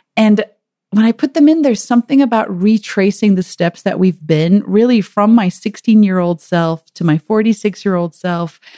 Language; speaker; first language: English; native; English